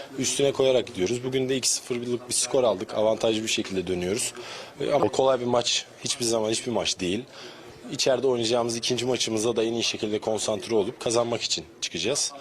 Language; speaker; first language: Turkish; native; Turkish